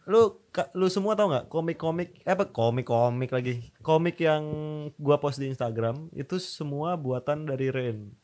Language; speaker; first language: Indonesian; native; Indonesian